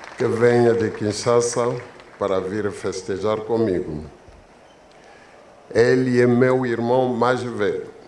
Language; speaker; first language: Portuguese; non-native, learner; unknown